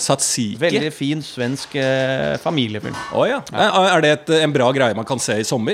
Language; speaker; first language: Norwegian; native; Norwegian